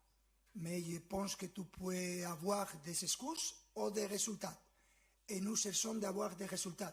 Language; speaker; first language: French; non-native, fluent; Spanish